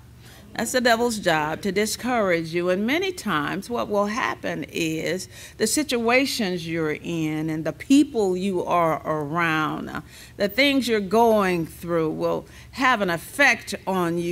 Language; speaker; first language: English; native; English